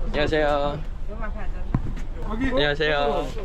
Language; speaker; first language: Korean; non-native, fluent; Dutch